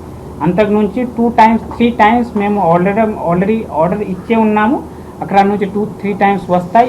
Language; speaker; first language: Telugu; non-native, fluent; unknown